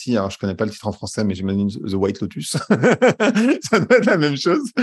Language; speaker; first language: French; native; French